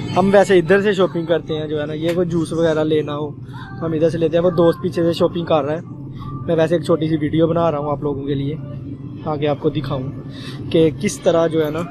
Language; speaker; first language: Urdu; non-native, local second language; Punjabi